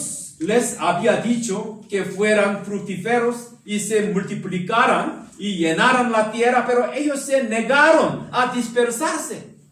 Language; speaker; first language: Spanish; non-native, learner; Korean